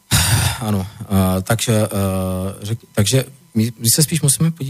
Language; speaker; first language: Czech; native; Czech